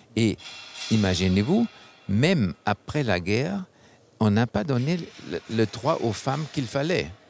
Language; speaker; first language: French; non-native, fluent; German